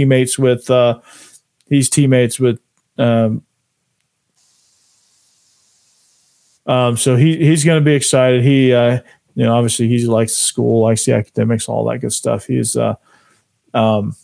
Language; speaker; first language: English; native; English